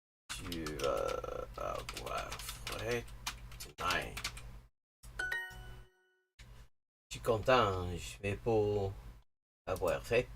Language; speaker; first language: French; non-native, learner; English